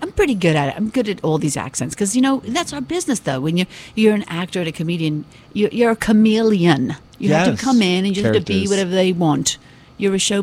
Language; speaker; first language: English; native; English